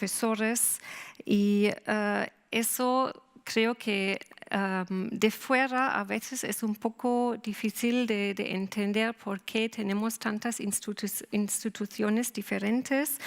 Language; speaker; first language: Spanish; non-native, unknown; German